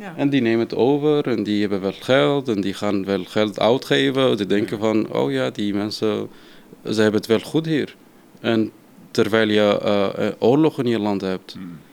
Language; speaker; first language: Dutch; non-native, fluent; Arabic